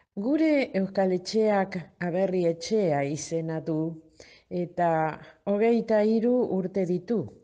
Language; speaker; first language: Basque; non-native, learner; Spanish